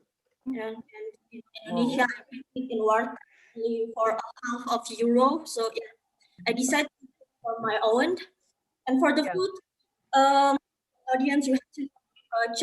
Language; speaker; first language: English; non-native, learner; Indonesian